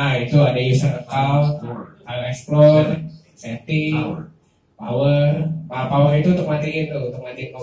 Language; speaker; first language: Indonesian; native; Indonesian